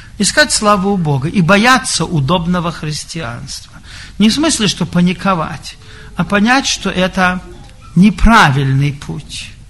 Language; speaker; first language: Russian; native; Russian